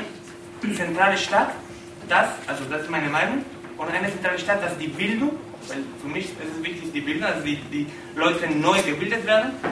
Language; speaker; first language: German; non-native, fluent; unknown